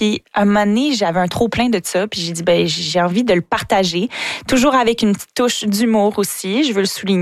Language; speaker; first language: French; native; French